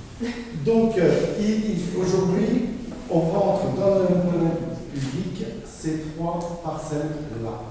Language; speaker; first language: French; native; French